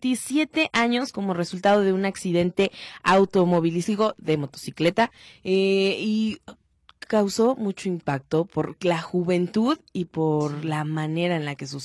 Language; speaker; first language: Spanish; native; Spanish